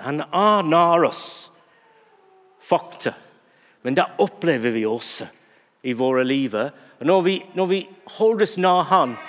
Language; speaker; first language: Norwegian; non-native, fluent; English